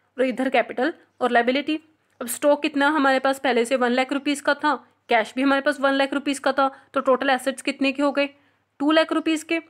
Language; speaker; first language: Hindi; non-native, local second language; Punjabi